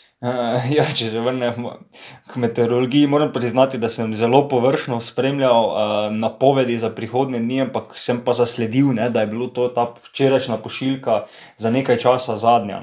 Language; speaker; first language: Slovenian; native; Slovenian